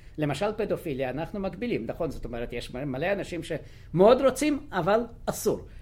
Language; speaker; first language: Hebrew; non-native, fluent; Russian